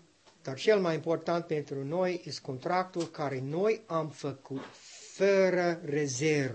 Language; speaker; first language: Romanian; non-native, learner; English